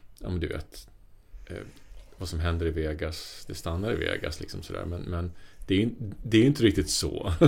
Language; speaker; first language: Swedish; native; Swedish